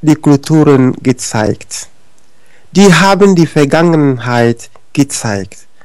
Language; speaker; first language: German; non-native, learner; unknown